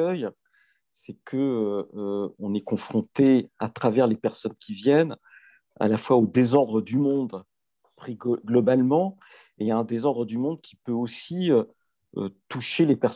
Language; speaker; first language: French; native; French